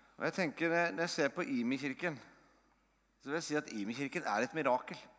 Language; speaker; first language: Norwegian; native; Norwegian